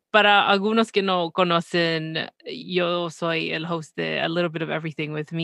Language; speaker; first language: Spanish; early bilingual, heritage; Spanish